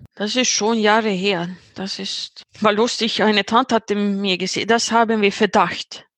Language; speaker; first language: German; non-native, fluent; Swedish